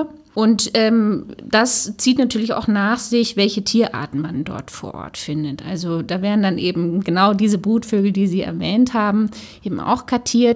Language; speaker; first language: German; native; German